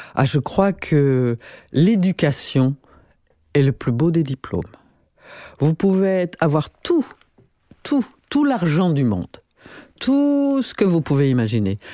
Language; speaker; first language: French; non-native, local second language; Rundi